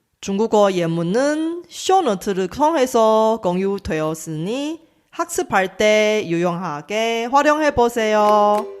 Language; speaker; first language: Korean; non-native, fluent; Chinese